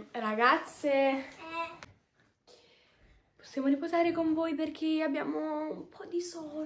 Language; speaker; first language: Italian; native; Italian